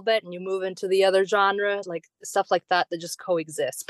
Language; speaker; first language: English; non-native, fluent; Romanian